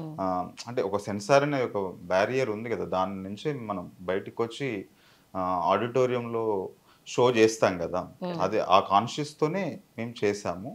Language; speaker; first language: Telugu; native; Telugu